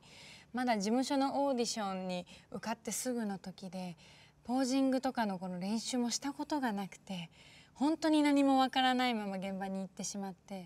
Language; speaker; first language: Japanese; native; Japanese